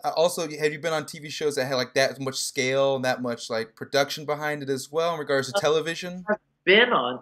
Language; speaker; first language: English; native; English